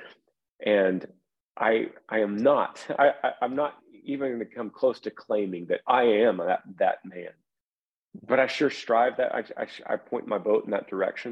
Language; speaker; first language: English; native; English